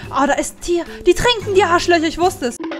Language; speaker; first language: German; native; German